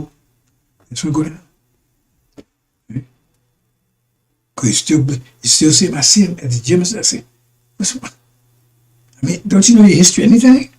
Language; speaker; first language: English; native; English